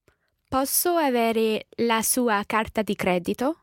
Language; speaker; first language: Italian; non-native, learner; English